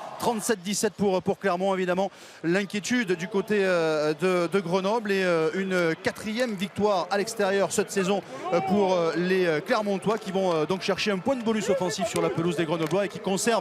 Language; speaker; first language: French; native; French